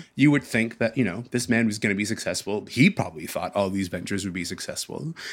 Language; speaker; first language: English; early bilingual, other home language; Arabic